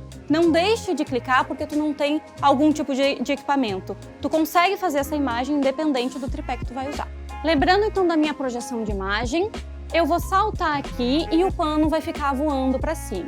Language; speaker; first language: Portuguese; native; Portuguese